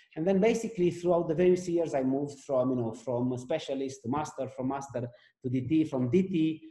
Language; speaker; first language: English; non-native, fluent; Romanian